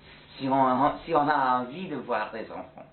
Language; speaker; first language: French; non-native, fluent; English